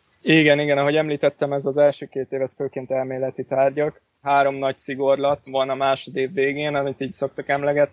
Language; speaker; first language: Hungarian; native; Hungarian